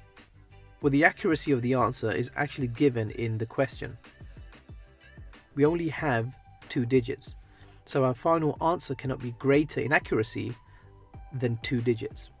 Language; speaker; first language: English; native; English